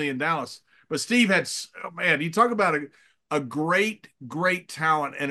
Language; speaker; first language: English; native; English